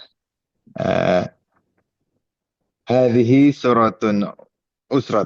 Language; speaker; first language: Arabic; non-native, learner; Indonesian